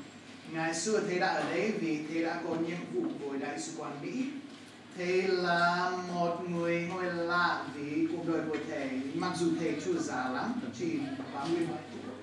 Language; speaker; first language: Vietnamese; non-native, fluent; English